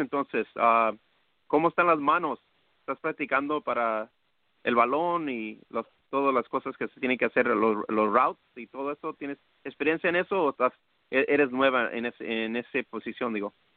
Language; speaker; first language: Spanish; early bilingual, heritage; Spanish